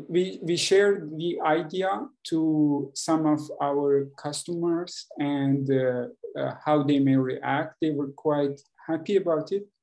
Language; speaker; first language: English; non-native, fluent; Persian